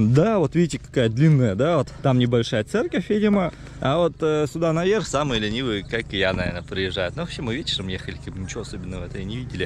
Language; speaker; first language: Russian; native; Russian